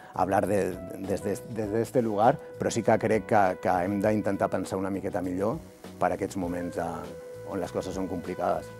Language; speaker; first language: Catalan; non-native, local second language; Spanish